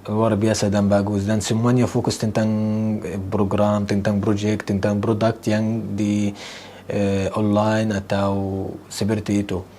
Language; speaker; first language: Indonesian; non-native, learner; Arabic